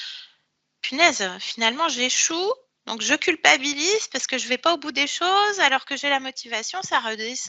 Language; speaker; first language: French; native; French